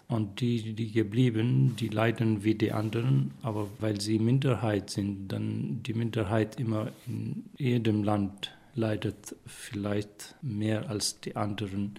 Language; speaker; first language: German; non-native, fluent; Arabic